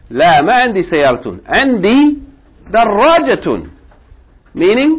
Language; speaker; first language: Arabic; non-native, fluent; English